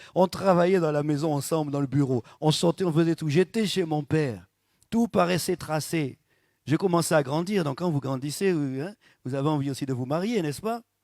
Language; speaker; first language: French; native; French